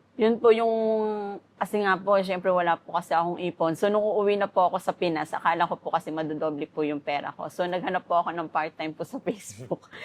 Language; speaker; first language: Filipino; native; Filipino